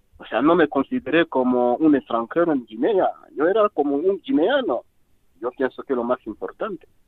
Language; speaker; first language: Spanish; non-native, fluent; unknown